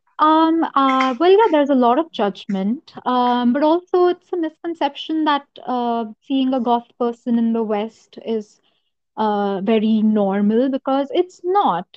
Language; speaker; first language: English; non-native, local second language; Hindi